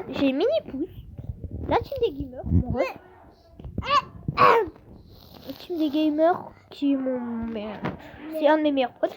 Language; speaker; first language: French; native; French